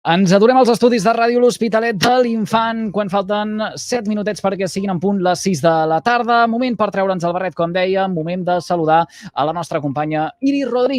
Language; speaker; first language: Catalan; native; Catalan